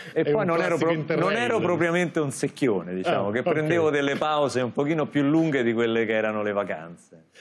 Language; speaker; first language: Italian; native; Italian